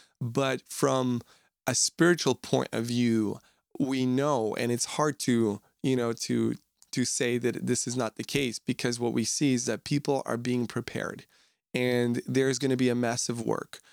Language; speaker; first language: English; non-native, fluent; Russian